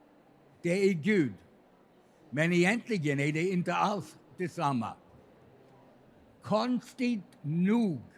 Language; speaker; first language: Swedish; non-native, fluent; English